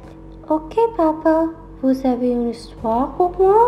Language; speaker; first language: French; non-native, learner; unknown